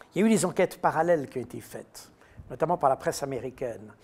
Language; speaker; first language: French; native; French